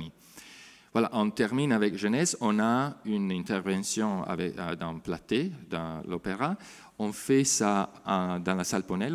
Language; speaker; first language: French; non-native, fluent; Italian